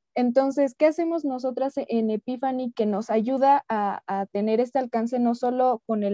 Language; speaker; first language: Spanish; native; Spanish